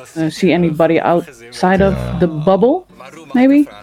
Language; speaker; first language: English; early bilingual, other home language; Dutch